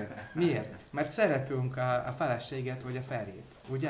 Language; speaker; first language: Hungarian; non-native, learner; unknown